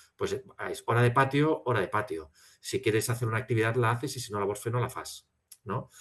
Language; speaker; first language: Spanish; non-native, local second language; Catalan